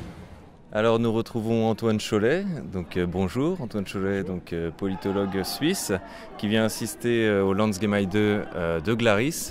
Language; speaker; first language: French; native; French